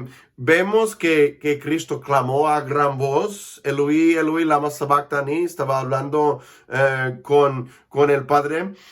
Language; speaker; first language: Spanish; non-native, fluent; English